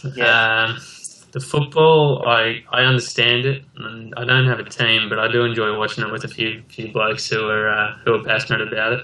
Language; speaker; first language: English; native; English